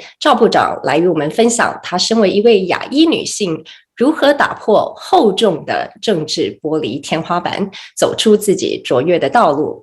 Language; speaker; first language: Chinese; native; Chinese